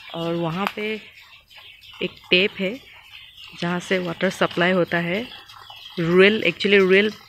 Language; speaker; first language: Hindi; non-native, local second language; Assamese